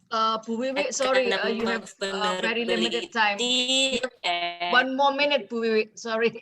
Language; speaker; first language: English; non-native, fluent; Indonesian